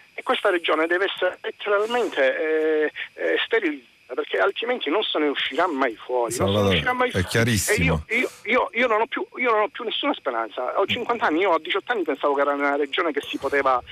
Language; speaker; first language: Italian; native; Italian